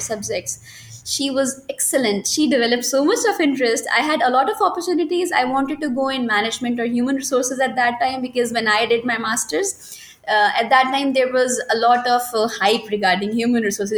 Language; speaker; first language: English; non-native, local second language; Urdu